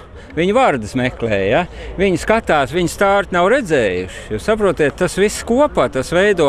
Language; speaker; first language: Latvian; non-native, fluent; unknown